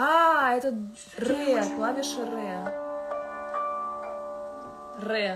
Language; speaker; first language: Russian; native; Russian